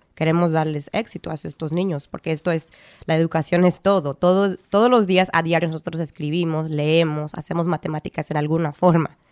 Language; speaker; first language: Spanish; early bilingual, heritage; Spanish